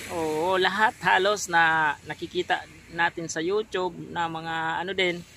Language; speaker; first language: Filipino; non-native, local second language; Bikol